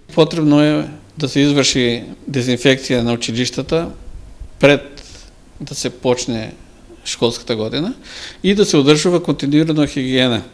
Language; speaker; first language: Macedonian; native; Macedonian